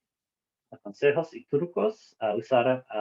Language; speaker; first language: Spanish; non-native, learner; English